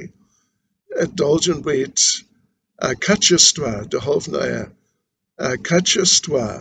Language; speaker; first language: Russian; non-native, learner; English